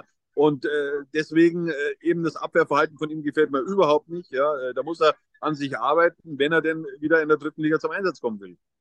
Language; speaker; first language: German; native; German